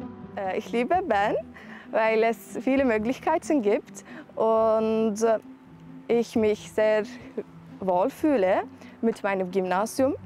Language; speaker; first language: German; non-native, fluent; Turkish